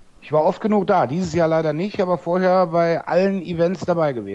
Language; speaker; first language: German; native; German